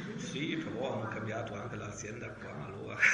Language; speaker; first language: Italian; non-native, learner; German